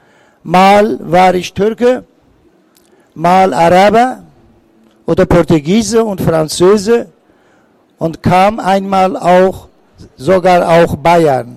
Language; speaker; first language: German; non-native, fluent; Persian